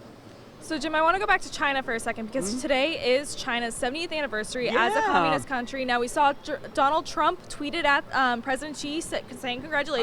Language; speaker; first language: English; native; English